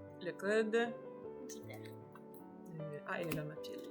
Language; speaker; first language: French; native; French